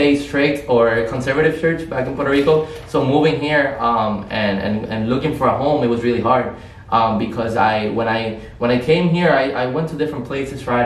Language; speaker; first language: English; non-native, fluent; Spanish